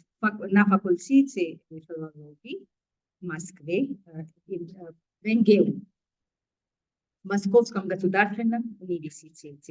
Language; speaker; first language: Russian; non-native, fluent; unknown